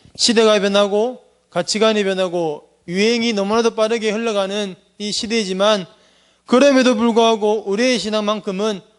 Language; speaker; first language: Korean; native; Korean